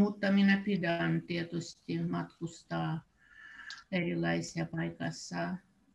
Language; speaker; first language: Finnish; non-native, learner; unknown